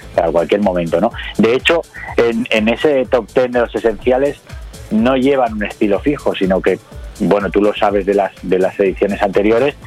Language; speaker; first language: Spanish; native; Spanish